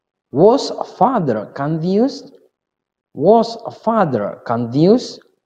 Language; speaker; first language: English; non-native, fluent; Indonesian